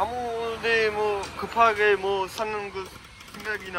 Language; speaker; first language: Korean; non-native, learner; Urdu